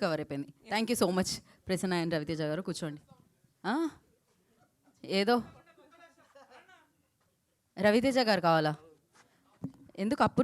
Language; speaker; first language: Telugu; native; Telugu